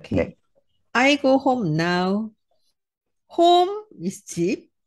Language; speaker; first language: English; non-native, learner; Korean